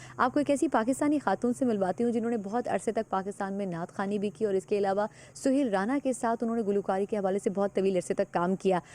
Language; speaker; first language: Urdu; native; Urdu